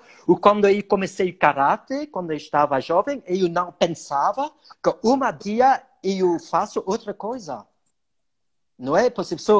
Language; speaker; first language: Portuguese; non-native, learner; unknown